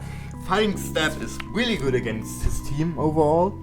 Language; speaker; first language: English; non-native, fluent; German